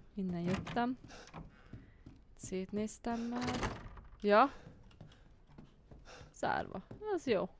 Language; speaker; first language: Hungarian; native; Hungarian